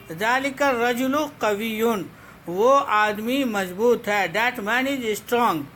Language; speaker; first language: Urdu; native; Urdu